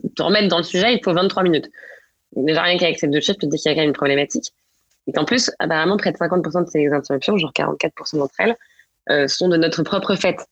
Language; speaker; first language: French; native; French